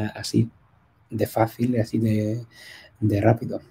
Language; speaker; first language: Spanish; non-native, fluent; English